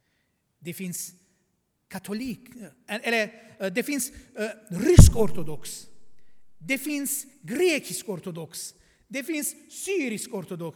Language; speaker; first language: Swedish; non-native, fluent; Armenian